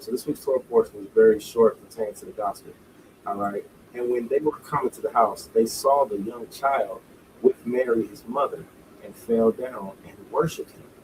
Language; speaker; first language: English; native; English